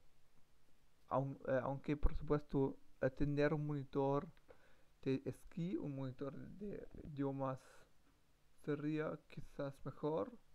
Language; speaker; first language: Spanish; non-native, learner; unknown